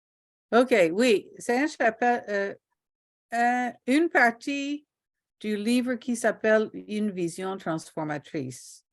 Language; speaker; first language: French; non-native, local second language; Haitian Creole